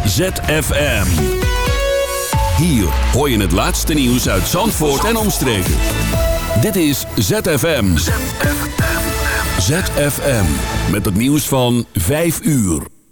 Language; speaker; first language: Dutch; native; Dutch